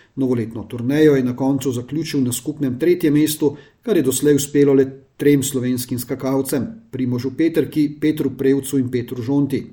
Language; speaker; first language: Slovenian; native; Slovenian